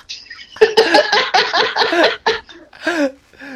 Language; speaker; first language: English; early bilingual, other home language; Spanish